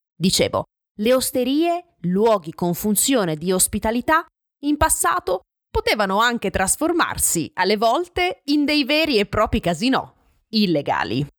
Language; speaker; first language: Italian; native; Italian